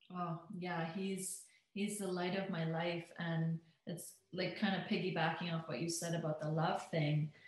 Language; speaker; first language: English; native; English